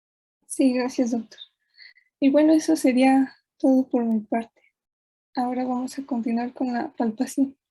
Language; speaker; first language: Spanish; native; Spanish